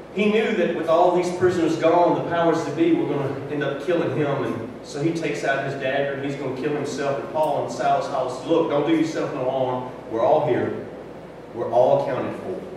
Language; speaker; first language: English; native; English